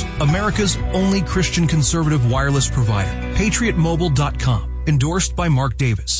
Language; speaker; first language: English; native; English